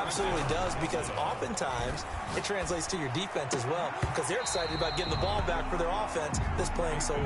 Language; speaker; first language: English; native; English